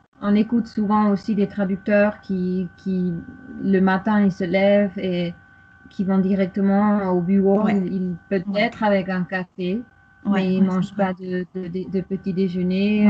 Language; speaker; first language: French; non-native, fluent; German